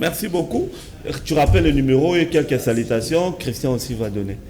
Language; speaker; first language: French; non-native, local second language; Lingala